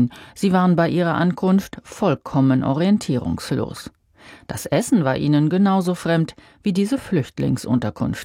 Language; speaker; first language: German; native; German